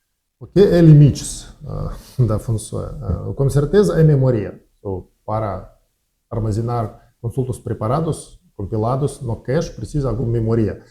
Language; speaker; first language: Portuguese; non-native, learner; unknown